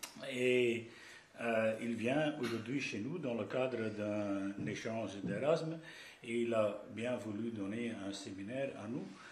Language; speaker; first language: French; non-native, local second language; Dutch